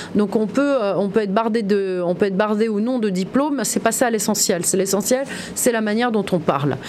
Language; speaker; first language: French; early bilingual, other home language; Kabyle